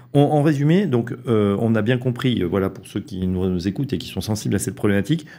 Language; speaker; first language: French; native; French